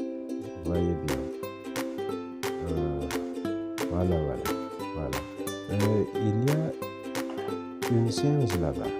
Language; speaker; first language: French; non-native, fluent; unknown